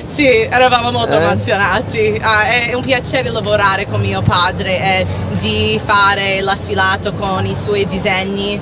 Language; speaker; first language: Italian; non-native, fluent; English